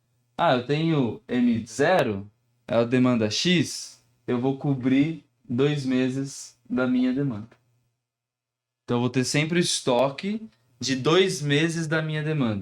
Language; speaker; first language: Portuguese; native; Portuguese